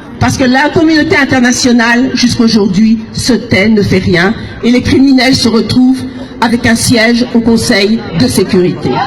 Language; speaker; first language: French; early bilingual, other home language; Lingala